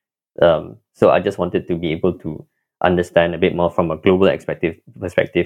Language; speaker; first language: English; non-native, local second language; Malay